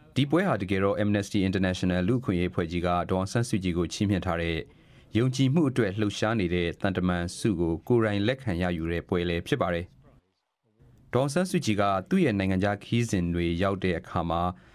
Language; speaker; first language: Burmese; native; Burmese